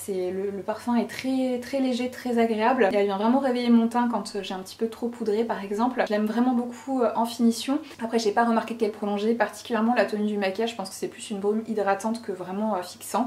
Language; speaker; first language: French; native; French